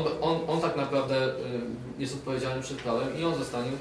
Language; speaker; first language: Polish; native; Polish